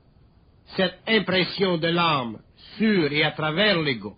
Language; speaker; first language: French; native; French